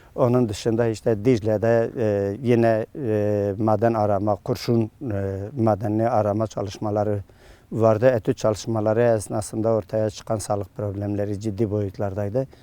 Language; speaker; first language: Turkish; non-native, local second language; Kurdish